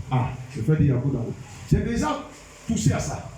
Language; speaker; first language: French; non-native, local second language; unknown